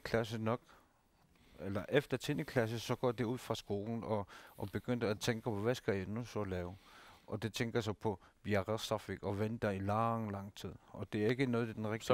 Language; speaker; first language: Danish; non-native, local second language; Kalaallisut